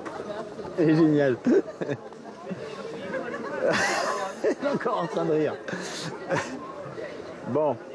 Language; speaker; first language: French; native; French